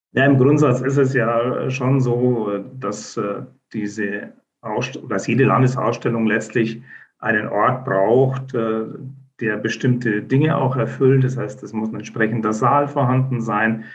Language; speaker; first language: German; native; German